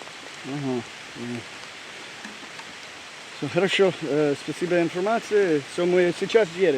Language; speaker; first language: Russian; non-native, learner; English